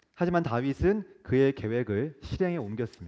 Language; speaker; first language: Korean; native; Korean